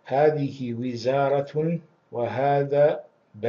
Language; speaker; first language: Arabic; non-native, fluent; Russian